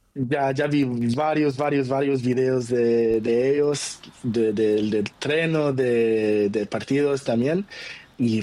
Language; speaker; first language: Spanish; non-native, learner; Portuguese